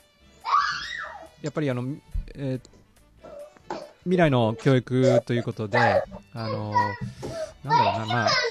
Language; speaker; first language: Japanese; native; Japanese